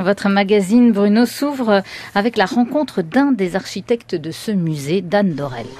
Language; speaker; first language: French; native; French